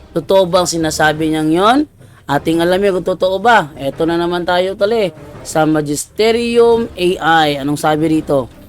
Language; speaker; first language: Filipino; native; Filipino